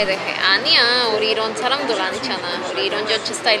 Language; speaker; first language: Korean; non-native, learner; Spanish